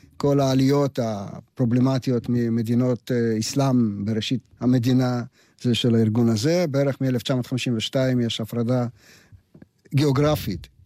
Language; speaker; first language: Hebrew; non-native, fluent; Russian